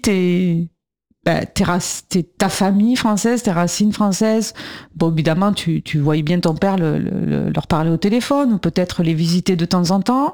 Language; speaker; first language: French; native; French